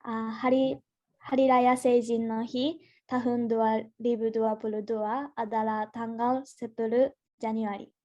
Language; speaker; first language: Indonesian; non-native, learner; Japanese